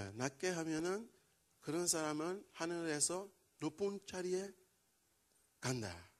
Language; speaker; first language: Korean; non-native, learner; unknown